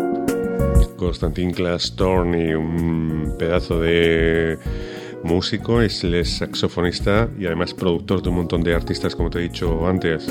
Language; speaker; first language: Spanish; native; Spanish